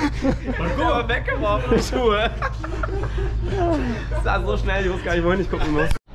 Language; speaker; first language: German; native; German